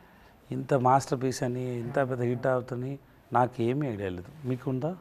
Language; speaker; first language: Telugu; non-native, learner; Tamil